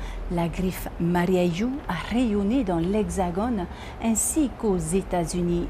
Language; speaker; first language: French; native; French